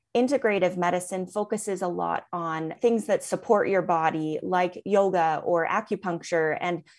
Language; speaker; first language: English; native; English